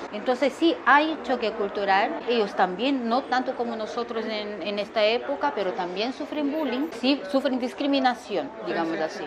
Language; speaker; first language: Spanish; non-native, fluent; Korean